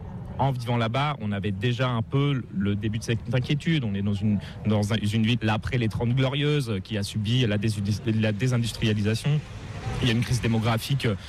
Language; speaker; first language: French; native; French